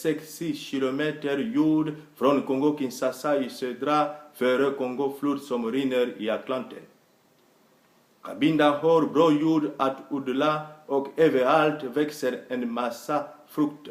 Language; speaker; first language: Swedish; non-native, fluent; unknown